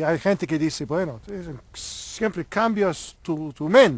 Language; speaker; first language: Spanish; non-native, learner; English